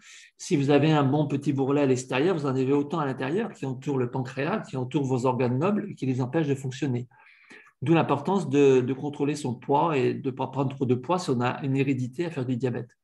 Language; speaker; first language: French; native; French